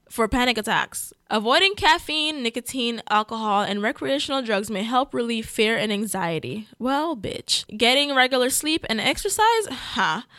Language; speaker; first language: English; native; English